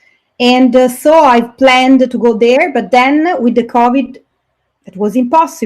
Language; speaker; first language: English; non-native, fluent; Italian